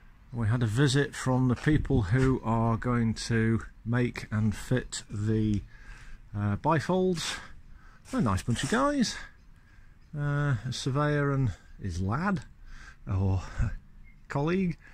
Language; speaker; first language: English; native; English